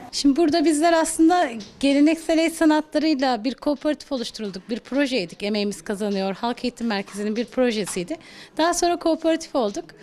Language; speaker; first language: Turkish; native; Turkish